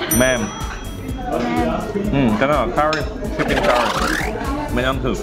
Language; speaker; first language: Vietnamese; non-native, learner; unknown